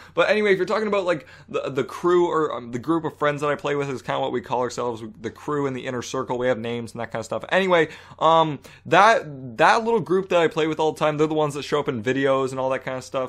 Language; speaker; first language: English; native; English